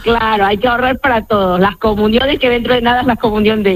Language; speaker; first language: Spanish; native; Spanish